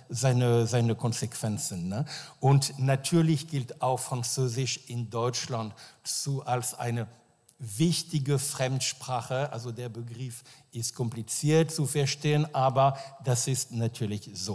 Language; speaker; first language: German; non-native, fluent; French